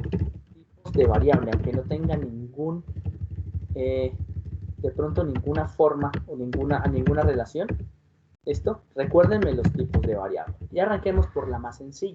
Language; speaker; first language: Spanish; native; Spanish